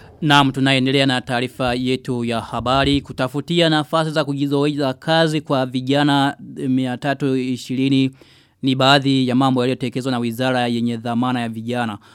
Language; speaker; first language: Swahili; non-native, local second language; Rundi